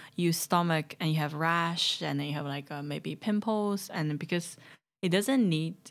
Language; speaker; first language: English; non-native, fluent; Chinese